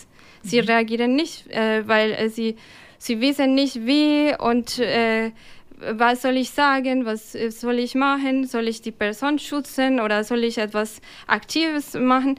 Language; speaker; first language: German; non-native, fluent; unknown